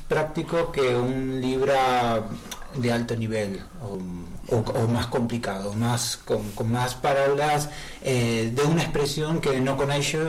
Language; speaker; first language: Catalan; non-native, learner; Spanish